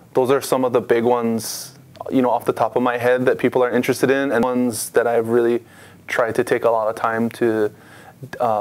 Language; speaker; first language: English; native; English